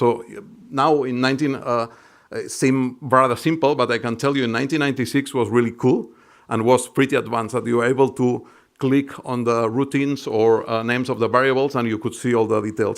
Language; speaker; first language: English; non-native, fluent; Catalan